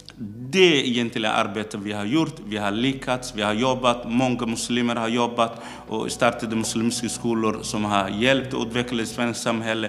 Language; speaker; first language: Swedish; non-native, fluent; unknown